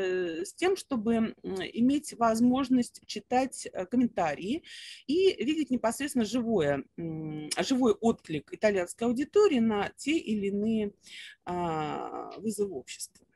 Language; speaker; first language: Russian; native; Russian